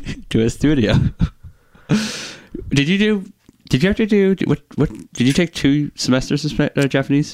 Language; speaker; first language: English; native; English